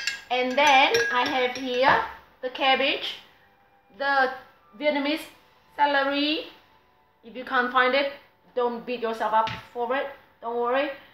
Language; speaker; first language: English; non-native, fluent; Vietnamese